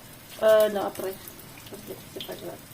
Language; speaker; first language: French; non-native, learner; Filipino